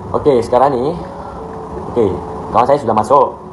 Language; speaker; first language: Malay; non-native, learner; Arabic